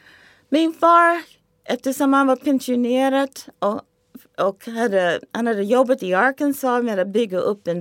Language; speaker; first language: Swedish; non-native, fluent; English